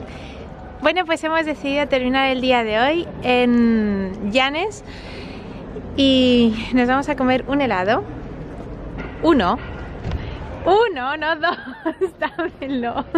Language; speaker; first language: Spanish; native; Spanish